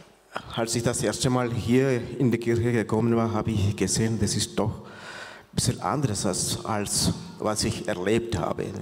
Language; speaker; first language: German; non-native, fluent; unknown